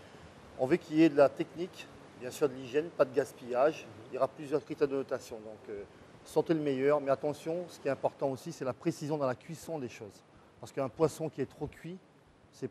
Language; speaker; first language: French; native; French